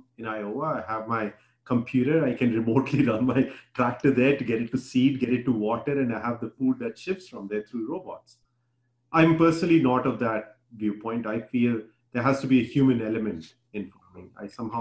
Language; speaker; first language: English; non-native, local second language; Hindi